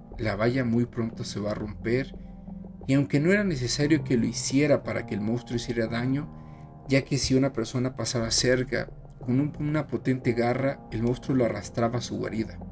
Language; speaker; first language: Spanish; native; Spanish